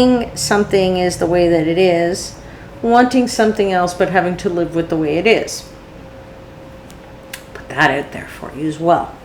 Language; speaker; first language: English; native; English